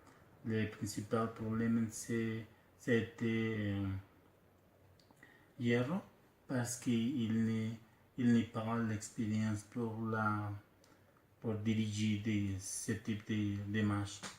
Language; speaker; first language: French; non-native, learner; Spanish